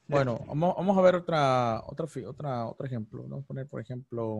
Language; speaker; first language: Spanish; native; Spanish